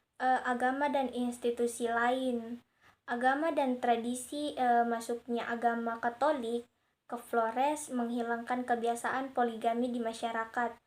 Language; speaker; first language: Indonesian; native; Indonesian